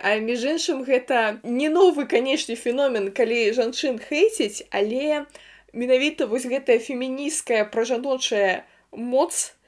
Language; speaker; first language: Belarusian; native; Belarusian